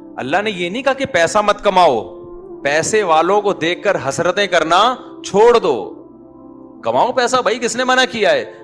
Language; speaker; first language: Urdu; native; Urdu